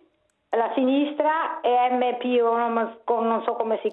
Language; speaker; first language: Italian; non-native, local second language; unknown